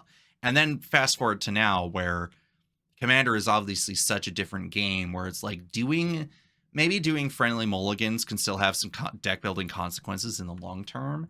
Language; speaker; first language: English; native; English